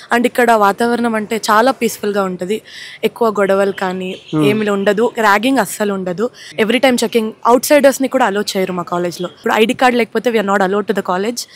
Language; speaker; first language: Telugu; native; Telugu